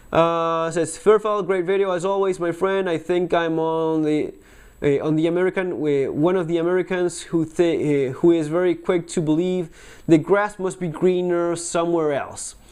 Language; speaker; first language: English; non-native, fluent; Spanish